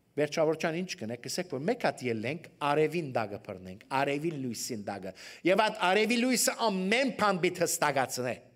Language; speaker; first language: Armenian; early bilingual, heritage; Armenian